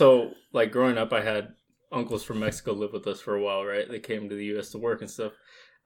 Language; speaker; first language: English; early bilingual, other home language; Spanish